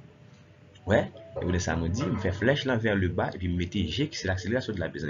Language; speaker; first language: French; non-native, local second language; Haitian Creole